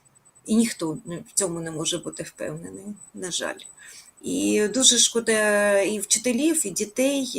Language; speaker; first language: Ukrainian; native; Ukrainian